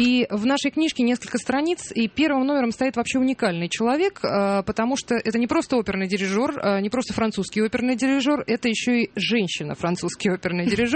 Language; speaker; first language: Russian; native; Russian